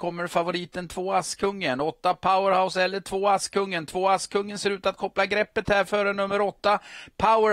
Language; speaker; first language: Swedish; native; Swedish